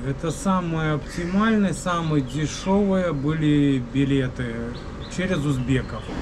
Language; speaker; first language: Russian; native; Russian